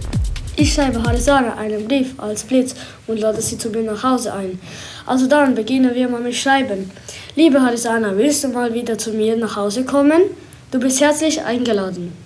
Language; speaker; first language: German; native; German